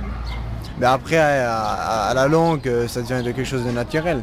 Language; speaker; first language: French; early bilingual, other home language; Kurdish